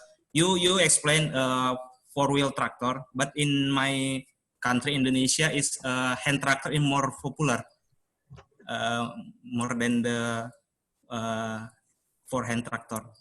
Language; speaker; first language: English; non-native, learner; Indonesian